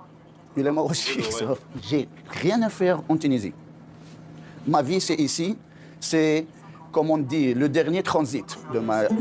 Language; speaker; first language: French; non-native, local second language; Arabic